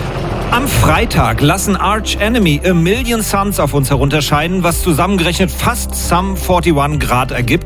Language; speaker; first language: German; native; German